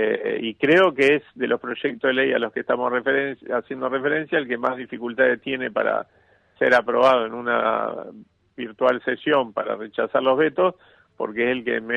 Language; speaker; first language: Spanish; native; Spanish